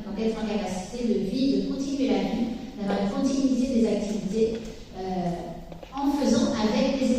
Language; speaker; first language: French; native; French